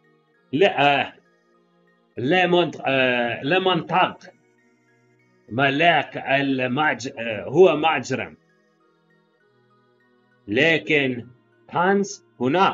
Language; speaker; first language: Arabic; non-native, learner; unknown